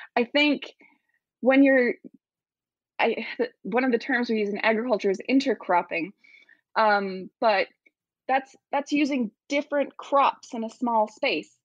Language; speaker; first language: English; native; English